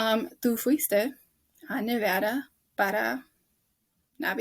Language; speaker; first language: Spanish; non-native, fluent; English